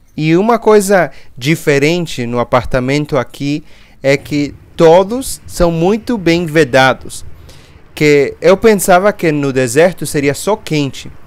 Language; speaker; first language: Portuguese; non-native, fluent; English